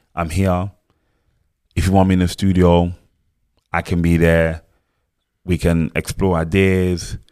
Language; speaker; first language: English; native; English